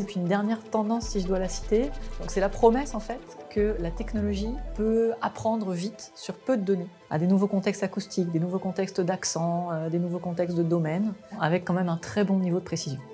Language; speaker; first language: French; native; French